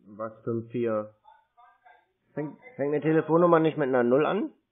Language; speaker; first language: German; native; German